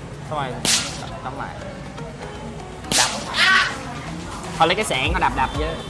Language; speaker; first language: Vietnamese; early bilingual, other home language; English